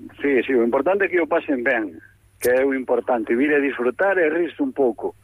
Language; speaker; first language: Galician; native; Galician